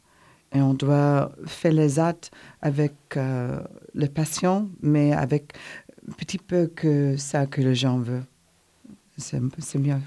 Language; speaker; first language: French; non-native, learner; English